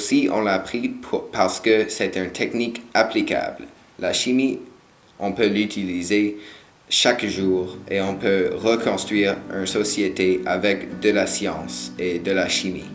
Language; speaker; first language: French; non-native, learner; English